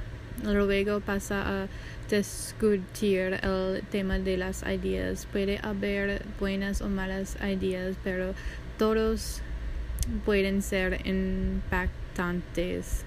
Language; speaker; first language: Spanish; non-native, learner; English